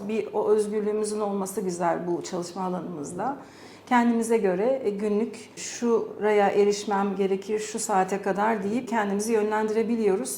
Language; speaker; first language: Turkish; early bilingual, heritage; Turkish